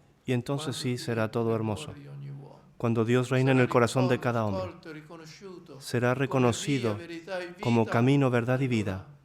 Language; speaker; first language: Spanish; non-native, fluent; Italian